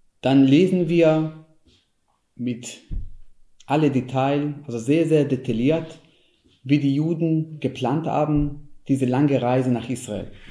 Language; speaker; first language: German; non-native, fluent; Hebrew